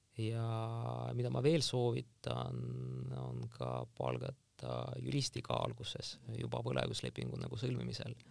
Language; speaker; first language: Estonian; non-native, local second language; Russian